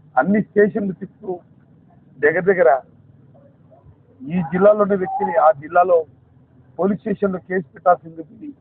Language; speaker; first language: Telugu; native; Telugu